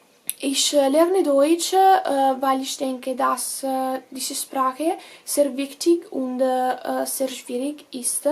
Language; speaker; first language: German; non-native, learner; Italian